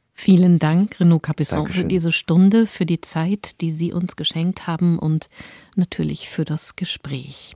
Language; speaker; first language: German; native; German